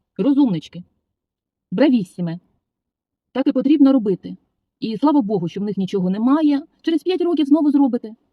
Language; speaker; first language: Ukrainian; native; Ukrainian